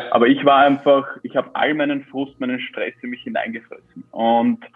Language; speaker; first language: German; native; German